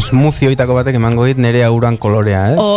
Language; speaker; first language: Basque; native; Basque